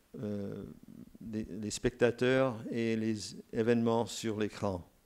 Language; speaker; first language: French; non-native, fluent; English